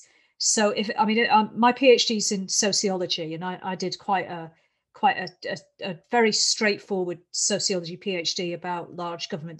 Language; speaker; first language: English; native; English